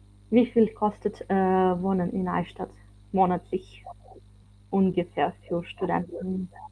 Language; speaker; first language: German; non-native, fluent; Ukrainian